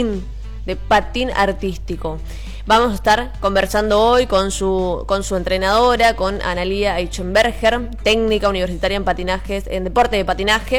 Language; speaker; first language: Spanish; native; Spanish